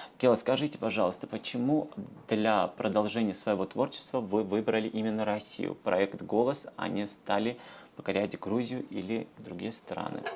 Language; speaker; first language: Russian; non-native, local second language; Georgian